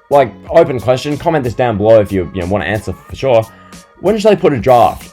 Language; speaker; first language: English; native; English